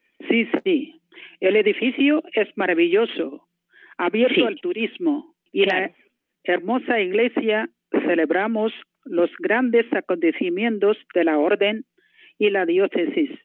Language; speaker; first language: Spanish; non-native, fluent; Malayalam